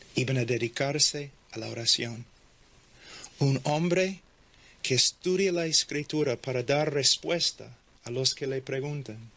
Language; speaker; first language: Spanish; non-native, fluent; English